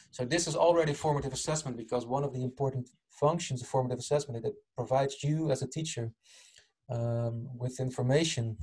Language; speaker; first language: English; non-native, fluent; Dutch